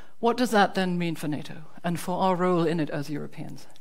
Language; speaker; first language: English; non-native, fluent; German